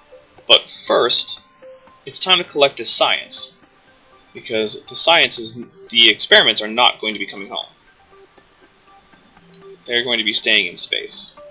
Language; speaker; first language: English; native; English